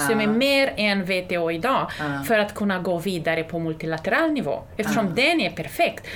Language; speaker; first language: Swedish; non-native, fluent; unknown